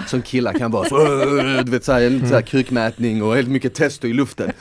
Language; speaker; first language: Swedish; native; Swedish